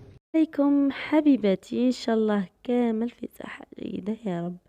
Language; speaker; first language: Arabic; native; Arabic